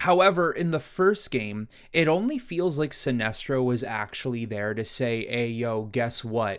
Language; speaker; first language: English; native; English